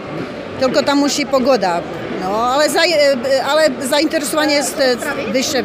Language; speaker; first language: Polish; non-native, learner; Czech